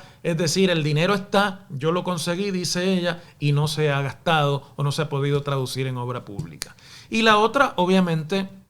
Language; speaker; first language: Spanish; native; Spanish